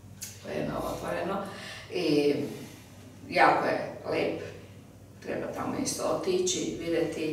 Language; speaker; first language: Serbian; early bilingual, heritage; Serbian